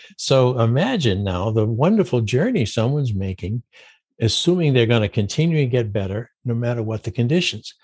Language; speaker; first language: English; native; English